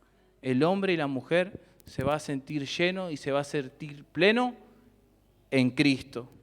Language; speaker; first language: Spanish; native; Spanish